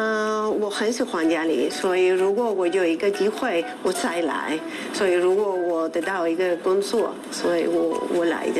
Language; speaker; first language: Chinese; non-native, learner; Spanish